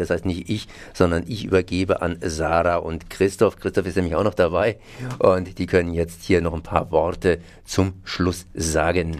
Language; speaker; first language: German; native; German